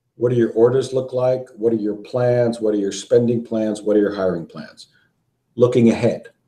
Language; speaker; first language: English; native; English